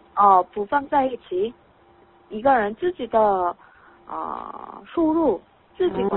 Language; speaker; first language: Chinese; non-native, learner; Korean